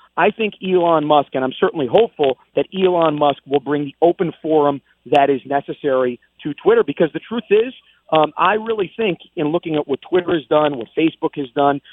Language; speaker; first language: English; native; English